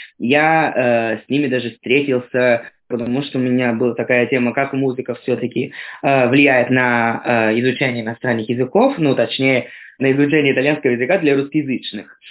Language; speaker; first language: Russian; non-native, fluent; Italian